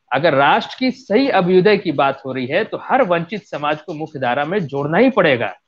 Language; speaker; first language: Hindi; non-native, local second language; Bhojpuri